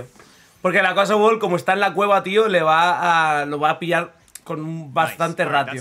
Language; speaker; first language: Spanish; native; Spanish